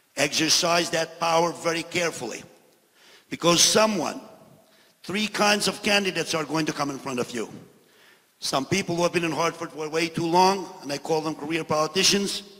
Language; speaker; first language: English; non-native, fluent; Albanian